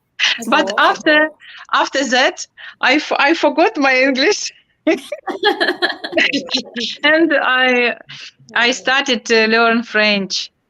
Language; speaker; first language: English; non-native, learner; Ukrainian